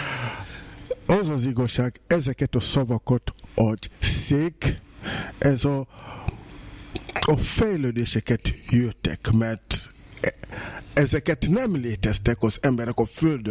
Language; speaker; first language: Hungarian; non-native, fluent; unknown